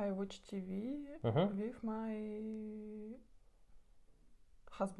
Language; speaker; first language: English; non-native, learner; Russian